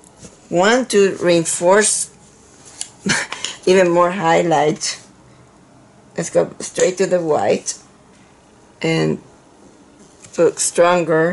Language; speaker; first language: English; non-native, fluent; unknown